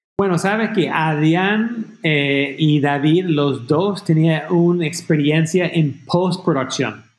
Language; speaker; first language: Spanish; non-native, fluent; English